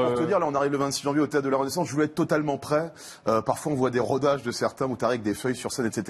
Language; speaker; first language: French; native; French